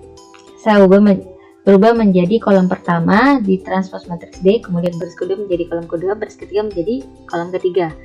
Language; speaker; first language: Indonesian; native; Indonesian